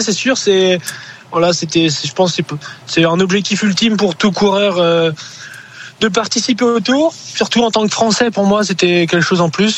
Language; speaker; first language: French; native; French